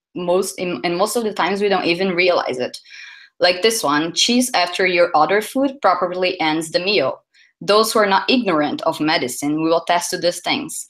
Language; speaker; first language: English; non-native, fluent; Portuguese